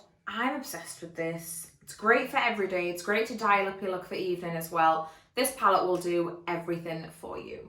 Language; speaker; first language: English; native; English